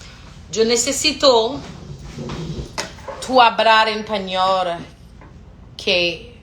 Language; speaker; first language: Spanish; non-native, learner; Haitian Creole